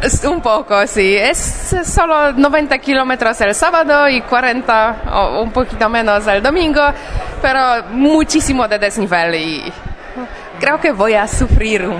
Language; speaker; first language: Spanish; non-native, fluent; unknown